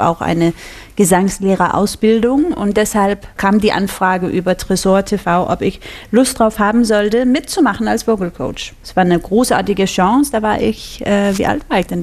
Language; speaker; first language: German; non-native, fluent; Danish